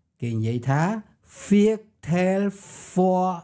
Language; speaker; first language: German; non-native, fluent; Khmer